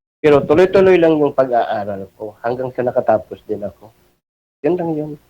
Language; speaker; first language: Filipino; non-native, local second language; Hiligaynon